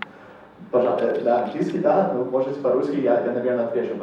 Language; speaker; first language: Russian; non-native, fluent; English